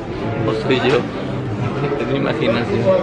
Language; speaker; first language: Spanish; non-native, fluent; French